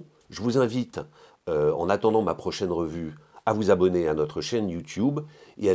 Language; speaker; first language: French; native; French